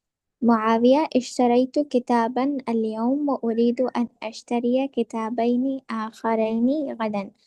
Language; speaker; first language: Arabic; non-native, learner; Urdu